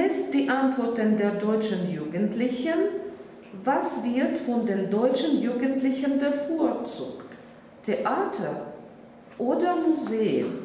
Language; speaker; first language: German; non-native, fluent; Russian